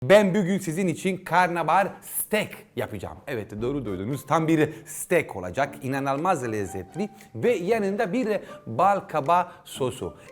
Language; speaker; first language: Turkish; non-native, fluent; Italian